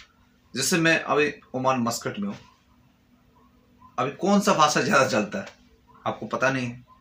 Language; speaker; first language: Hindi; non-native, fluent; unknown